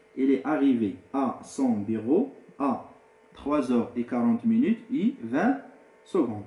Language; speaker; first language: French; non-native, local second language; Arabic